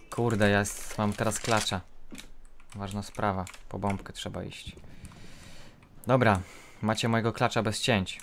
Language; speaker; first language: Polish; native; Polish